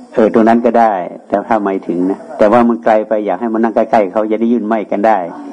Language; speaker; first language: Thai; native; Thai